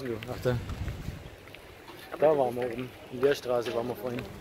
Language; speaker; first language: German; native; German